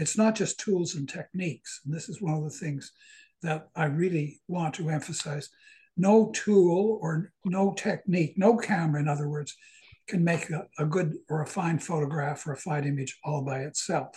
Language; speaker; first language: English; native; English